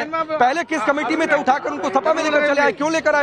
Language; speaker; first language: Hindi; native; Hindi